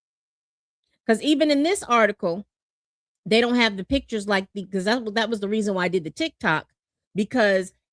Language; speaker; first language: English; native; English